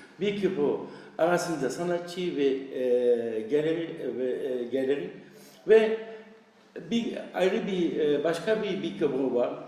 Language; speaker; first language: Turkish; non-native, learner; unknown